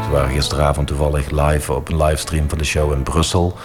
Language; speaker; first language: Dutch; native; Dutch